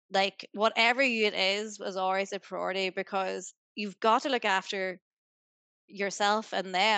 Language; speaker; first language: English; native; English